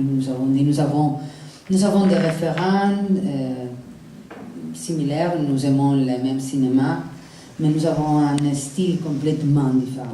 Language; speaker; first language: French; non-native, fluent; Spanish